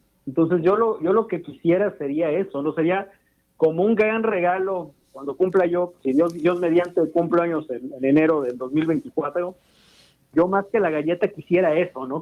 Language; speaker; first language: Spanish; native; Spanish